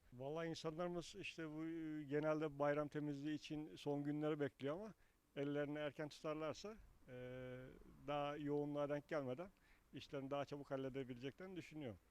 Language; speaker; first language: Turkish; native; Turkish